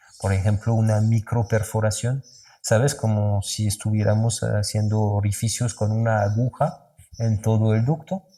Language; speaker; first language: Spanish; non-native, fluent; French